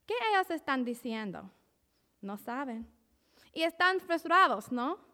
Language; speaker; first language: Spanish; non-native, learner; English